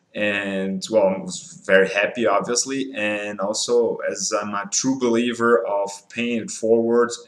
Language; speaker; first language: English; non-native, fluent; Portuguese